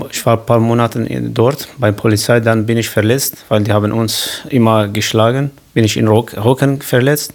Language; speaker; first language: German; non-native, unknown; Kurdish